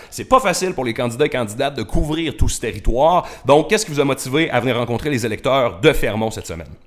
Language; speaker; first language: French; native; French